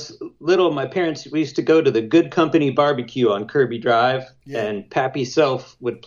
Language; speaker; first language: English; native; English